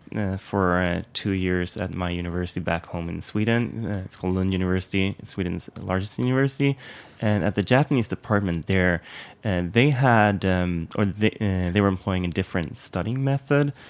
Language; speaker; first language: English; non-native, fluent; Swedish